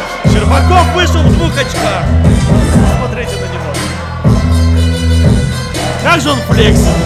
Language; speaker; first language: Russian; native; Russian